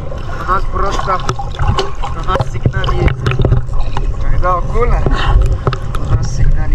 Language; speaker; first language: Russian; non-native, learner; Arabic